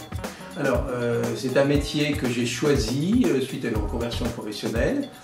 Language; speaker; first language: French; native; French